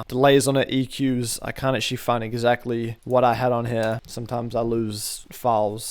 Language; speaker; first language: English; native; English